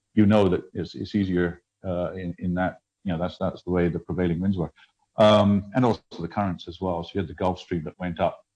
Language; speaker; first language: English; native; English